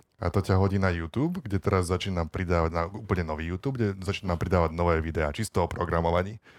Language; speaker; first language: Slovak; native; Slovak